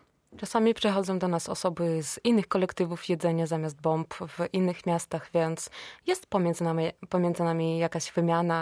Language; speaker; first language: Polish; non-native, fluent; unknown